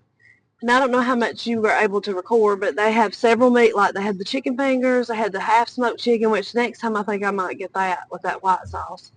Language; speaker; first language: English; native; English